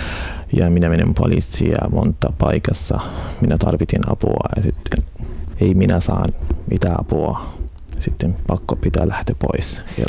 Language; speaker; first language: Finnish; non-native, learner; Arabic